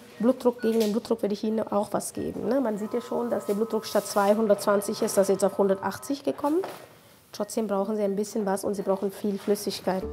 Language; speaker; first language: German; non-native, fluent; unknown